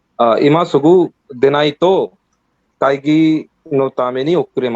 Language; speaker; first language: Japanese; non-native, learner; Hindi